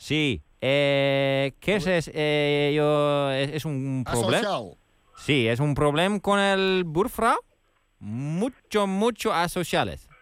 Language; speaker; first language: Spanish; non-native, learner; Dutch